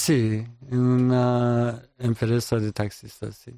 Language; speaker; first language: Spanish; non-native, learner; Persian